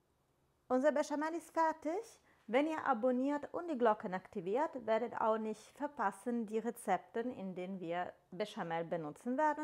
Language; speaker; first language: German; non-native, fluent; Italian